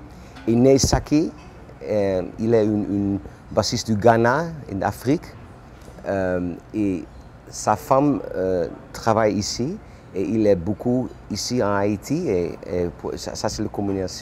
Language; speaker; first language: French; non-native, learner; Dutch